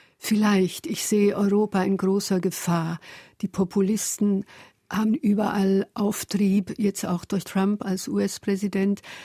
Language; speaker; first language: German; early bilingual, other home language; Hungarian